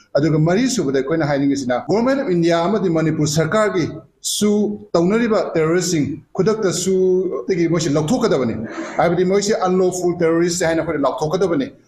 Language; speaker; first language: Manipuri; native; Manipuri